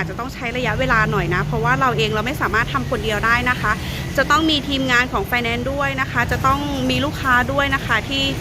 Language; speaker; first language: Thai; native; Thai